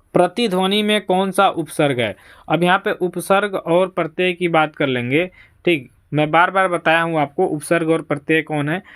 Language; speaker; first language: Hindi; native; Hindi